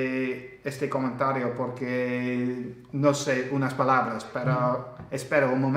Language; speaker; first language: Spanish; non-native, learner; English